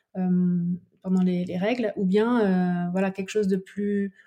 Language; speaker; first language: French; native; French